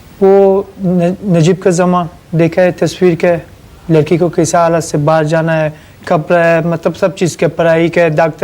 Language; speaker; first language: Hindi; non-native, learner; Persian